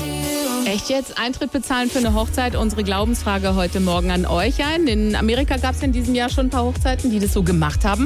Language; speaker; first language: German; native; German